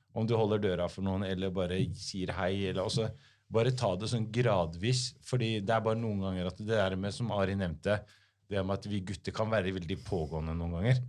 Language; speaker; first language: Norwegian; early bilingual, other home language; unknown